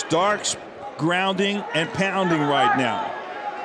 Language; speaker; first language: English; native; English